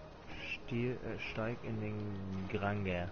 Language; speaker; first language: German; native; German